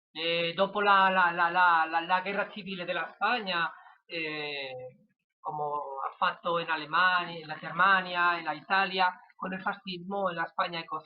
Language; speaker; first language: Italian; non-native, learner; Spanish